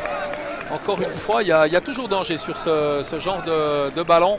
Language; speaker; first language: French; native; French